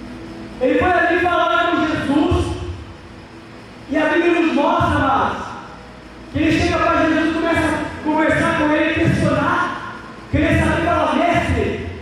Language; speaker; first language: Portuguese; native; Portuguese